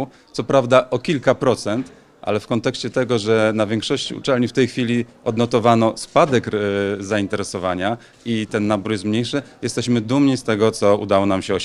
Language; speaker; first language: Polish; native; Polish